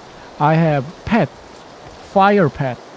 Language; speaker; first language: English; non-native, learner; Korean